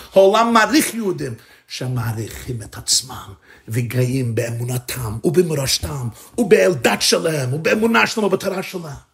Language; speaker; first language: Hebrew; non-native, fluent; English